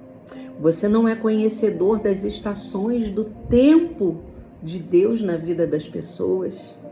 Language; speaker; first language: Portuguese; native; Portuguese